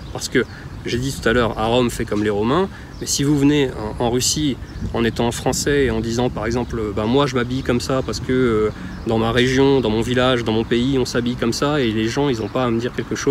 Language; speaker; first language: French; native; French